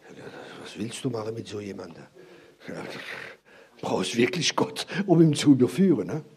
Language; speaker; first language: German; non-native, fluent; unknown